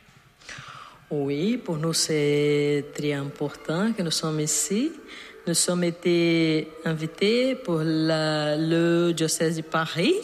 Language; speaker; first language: French; non-native, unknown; Portuguese